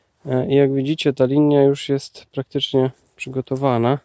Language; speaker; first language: Polish; native; Polish